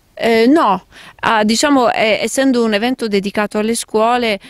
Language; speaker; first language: Italian; native; Italian